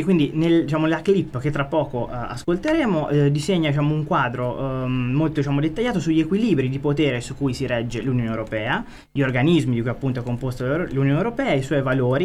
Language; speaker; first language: Italian; native; Italian